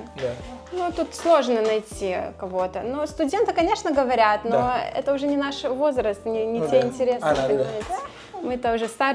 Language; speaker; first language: Russian; native; Russian